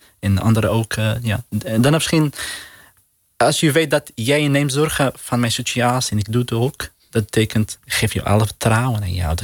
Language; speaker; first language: Dutch; non-native, learner; Arabic